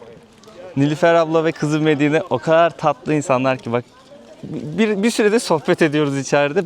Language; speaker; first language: Turkish; native; Turkish